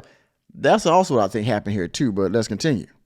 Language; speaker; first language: English; native; English